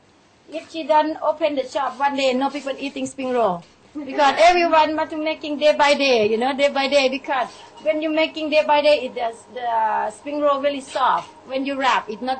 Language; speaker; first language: English; non-native, learner; Thai